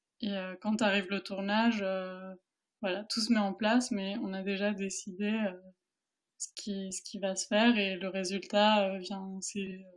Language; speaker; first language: French; early bilingual, other home language; Spanish